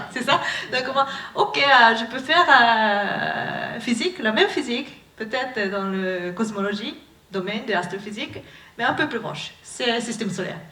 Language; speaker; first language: French; non-native, learner; Japanese